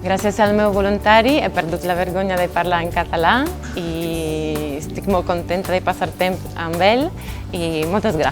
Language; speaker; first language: Catalan; non-native, learner; Italian